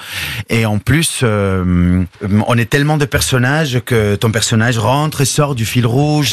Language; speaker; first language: French; non-native, fluent; Spanish